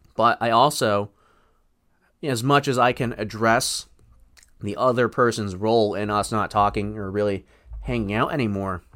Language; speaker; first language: English; native; English